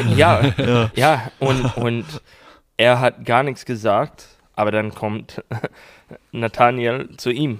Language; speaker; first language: German; non-native, learner; English